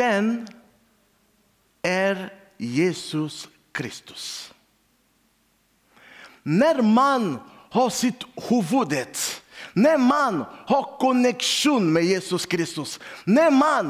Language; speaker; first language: Swedish; non-native, learner; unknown